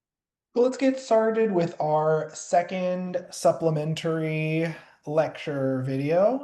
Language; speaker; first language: English; native; English